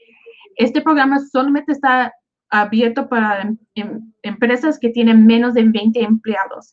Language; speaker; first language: Spanish; early bilingual, other home language; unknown